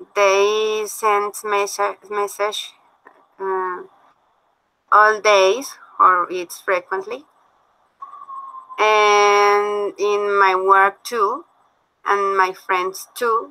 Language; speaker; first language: English; non-native, learner; Spanish